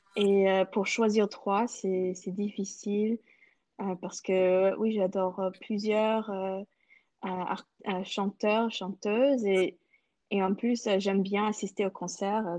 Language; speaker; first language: French; non-native, local second language; English